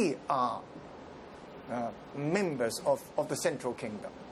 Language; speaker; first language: English; non-native, local second language; Cantonese